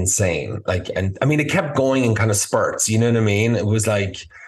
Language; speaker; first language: English; native; English